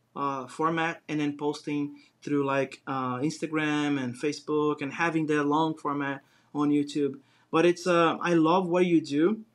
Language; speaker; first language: English; non-native, fluent; Portuguese